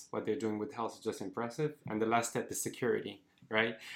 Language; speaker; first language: English; non-native, fluent; French